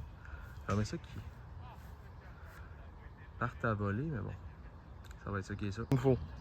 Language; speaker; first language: French; native; French